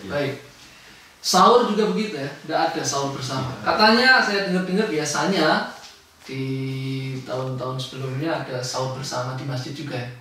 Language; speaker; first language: Indonesian; native; Indonesian